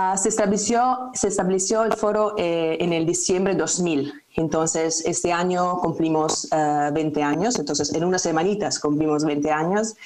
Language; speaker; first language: Spanish; non-native, fluent; Italian